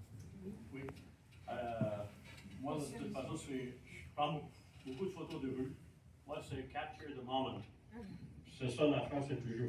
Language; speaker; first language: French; non-native, local second language; English